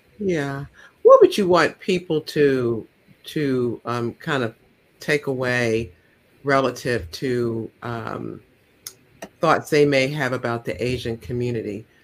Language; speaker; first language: English; native; English